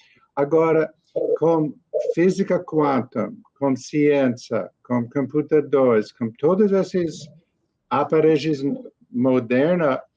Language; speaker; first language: Portuguese; non-native, learner; English